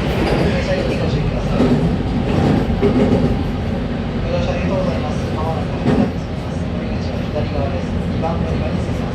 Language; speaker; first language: Japanese; native; Japanese